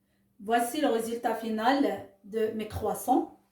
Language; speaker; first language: French; non-native, local second language; Arabic